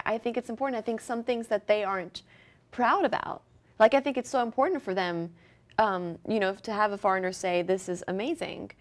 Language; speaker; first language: English; early bilingual, other home language; French